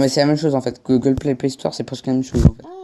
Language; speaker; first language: French; native; French